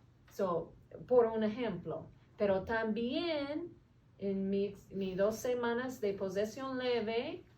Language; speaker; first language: Spanish; non-native, learner; English